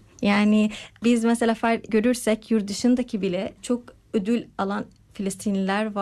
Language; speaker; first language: Turkish; non-native, learner; Arabic